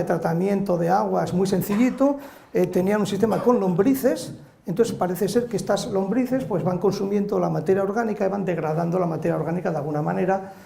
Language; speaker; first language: Spanish; native; Spanish